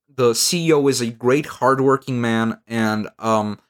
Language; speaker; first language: English; non-native, fluent; Bulgarian